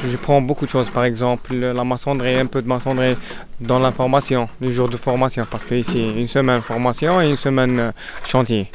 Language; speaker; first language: French; non-native, learner; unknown